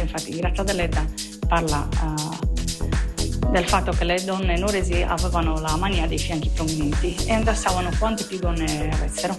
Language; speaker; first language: Italian; native; Italian